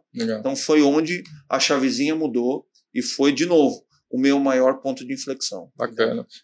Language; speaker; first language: Portuguese; native; Portuguese